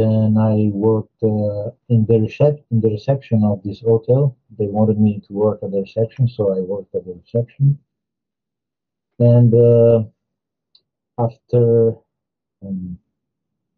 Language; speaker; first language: English; non-native, fluent; Italian